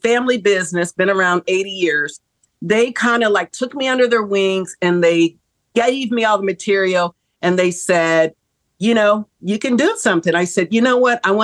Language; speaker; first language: English; native; English